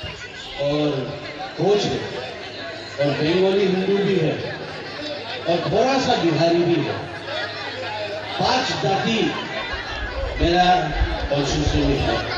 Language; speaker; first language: Hindi; non-native, local second language; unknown